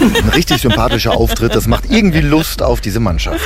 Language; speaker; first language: German; native; German